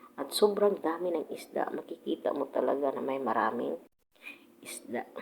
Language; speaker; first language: Filipino; non-native, local second language; Cebuano